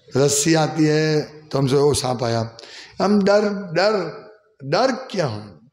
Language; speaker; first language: Hindi; non-native, local second language; Gujarati